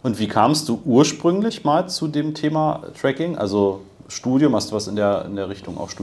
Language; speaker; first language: German; native; German